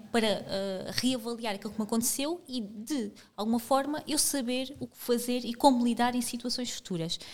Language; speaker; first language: Portuguese; native; Portuguese